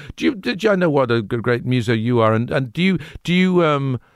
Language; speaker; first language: English; native; English